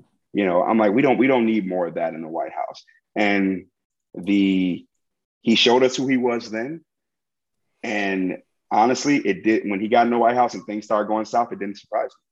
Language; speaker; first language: English; native; English